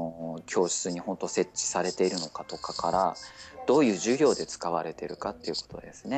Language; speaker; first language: Japanese; native; Japanese